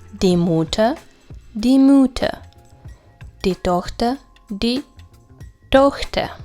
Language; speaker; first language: German; non-native, fluent; Ukrainian